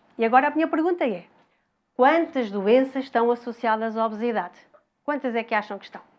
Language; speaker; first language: Portuguese; native; Portuguese